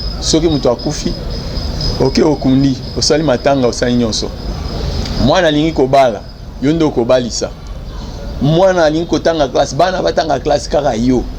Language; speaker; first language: Lingala; non-native, local second language; Luba-Lulua